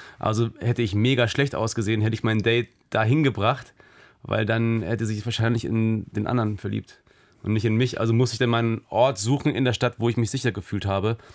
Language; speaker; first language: German; native; German